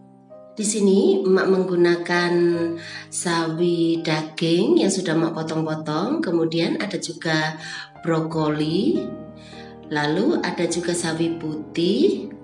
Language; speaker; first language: Indonesian; native; Indonesian